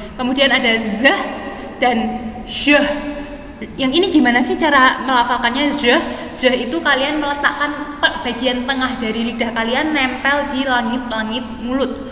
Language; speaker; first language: Indonesian; native; Indonesian